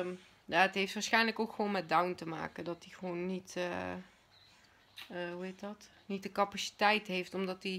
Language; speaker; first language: Dutch; native; Dutch